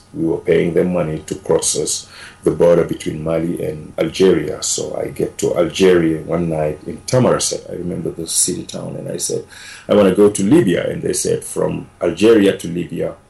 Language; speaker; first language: English; non-native, fluent; Wolof